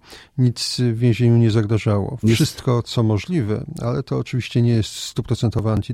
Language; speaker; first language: Polish; native; Polish